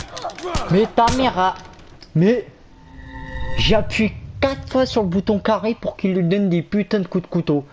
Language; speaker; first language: French; native; French